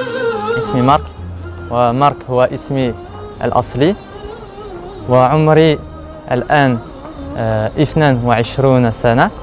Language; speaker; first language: Arabic; non-native, learner; French